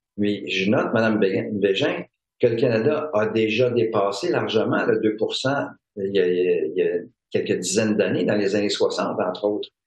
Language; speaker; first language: French; native; French